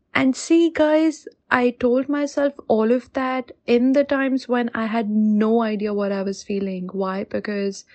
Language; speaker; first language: English; non-native, local second language; Hindi